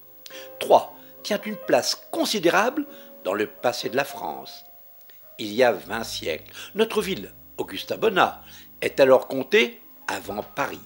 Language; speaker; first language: French; native; French